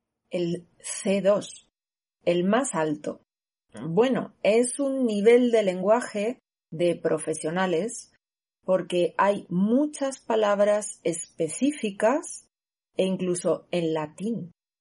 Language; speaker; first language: Spanish; native; Spanish